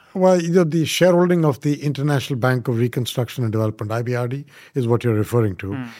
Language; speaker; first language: English; non-native, local second language; Punjabi